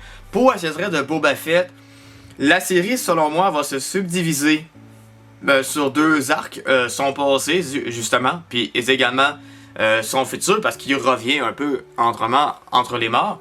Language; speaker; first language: French; native; French